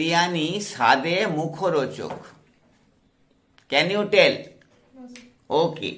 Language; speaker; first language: English; non-native, fluent; Bangla